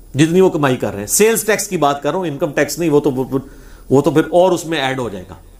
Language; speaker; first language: Urdu; non-native, local second language; Punjabi